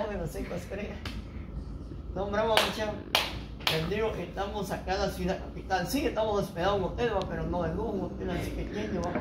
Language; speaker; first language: Spanish; native; Spanish